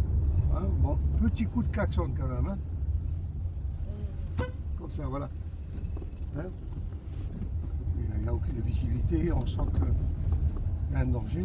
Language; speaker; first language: French; native; French